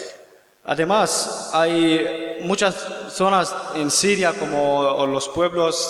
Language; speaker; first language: Spanish; non-native, learner; Kurdish